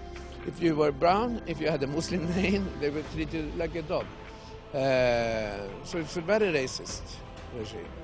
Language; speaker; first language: English; non-native, fluent; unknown